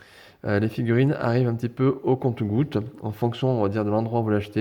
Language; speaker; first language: French; native; French